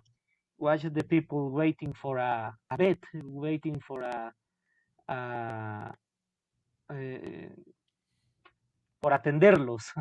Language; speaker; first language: English; non-native, learner; Spanish